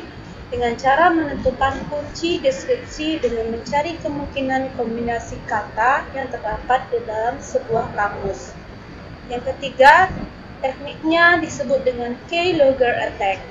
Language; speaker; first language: Indonesian; native; Indonesian